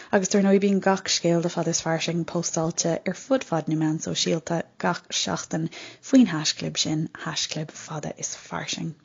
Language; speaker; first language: Irish; non-native, local second language; English